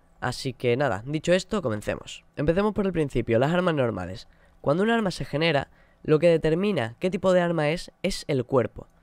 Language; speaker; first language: Spanish; native; Spanish